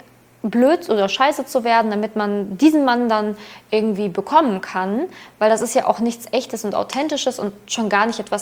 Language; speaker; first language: German; native; German